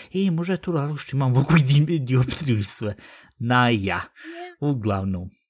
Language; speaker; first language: Bosnian; early bilingual, heritage; Bosnian